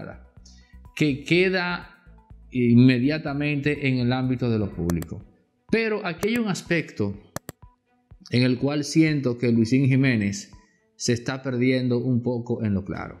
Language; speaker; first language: Spanish; native; Spanish